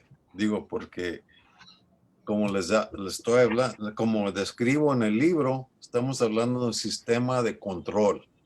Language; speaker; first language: Spanish; early bilingual, other home language; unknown